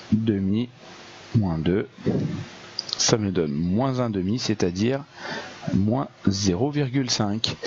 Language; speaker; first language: French; native; French